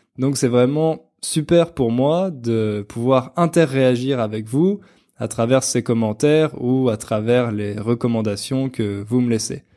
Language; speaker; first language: French; native; French